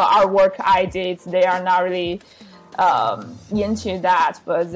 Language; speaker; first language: English; non-native, fluent; Chinese